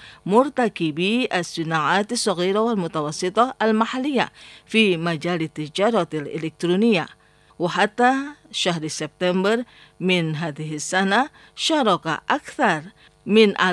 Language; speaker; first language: Arabic; non-native, fluent; Indonesian